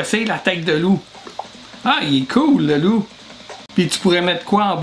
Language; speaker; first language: French; native; French